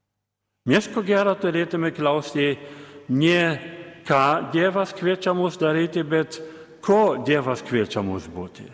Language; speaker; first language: Lithuanian; native; Lithuanian